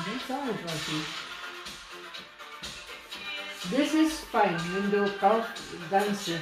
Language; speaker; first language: German; native; German